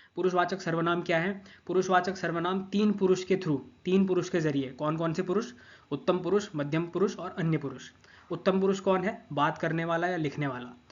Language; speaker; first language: Hindi; non-native, local second language; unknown